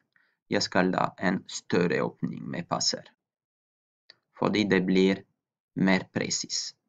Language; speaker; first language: Norwegian; non-native, fluent; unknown